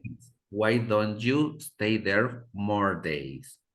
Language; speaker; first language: English; non-native, fluent; Spanish